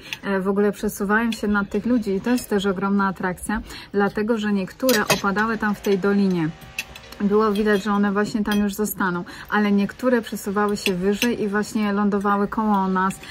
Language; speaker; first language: Polish; native; Polish